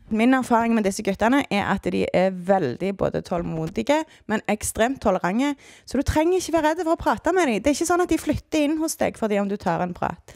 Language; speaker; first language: Norwegian; native; Norwegian